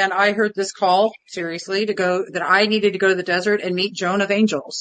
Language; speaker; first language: English; native; English